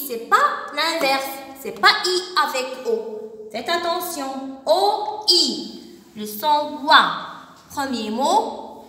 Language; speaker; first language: French; non-native, local second language; Arabic